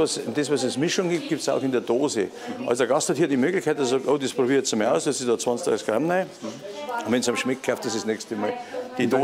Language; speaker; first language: German; native; German